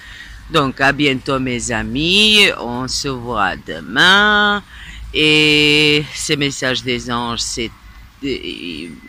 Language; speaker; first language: French; non-native, fluent; Serbian